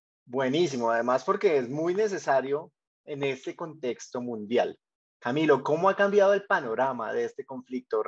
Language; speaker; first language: Spanish; native; Spanish